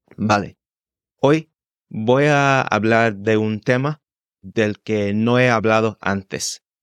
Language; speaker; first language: Spanish; non-native, fluent; English